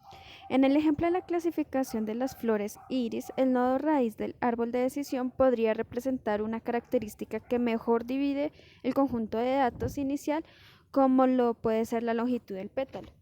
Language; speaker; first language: Spanish; native; Spanish